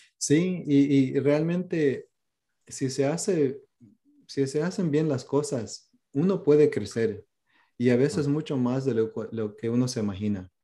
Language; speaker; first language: Spanish; early bilingual, heritage; Spanish